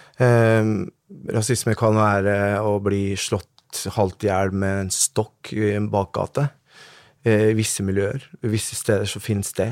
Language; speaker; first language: Norwegian; early bilingual, other home language; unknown